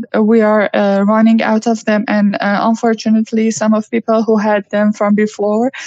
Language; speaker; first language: English; non-native, learner; Persian